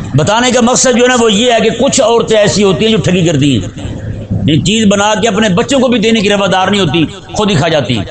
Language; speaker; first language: Urdu; native; Urdu